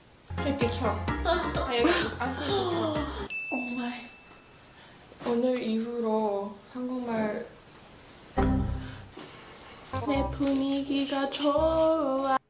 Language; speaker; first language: Korean; early bilingual, heritage; English